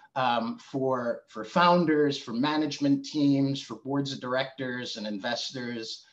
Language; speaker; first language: English; native; English